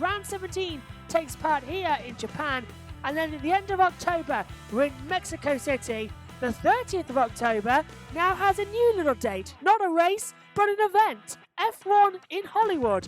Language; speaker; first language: English; native; English